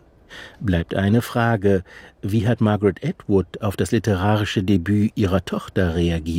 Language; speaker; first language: German; native; German